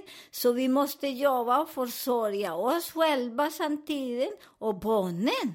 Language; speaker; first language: Swedish; non-native, learner; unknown